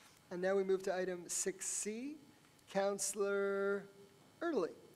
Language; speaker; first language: English; native; English